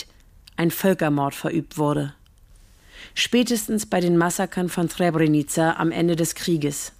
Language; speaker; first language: German; native; German